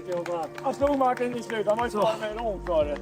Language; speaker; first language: Swedish; native; Swedish